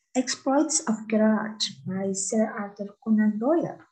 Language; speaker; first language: English; non-native, fluent; Indonesian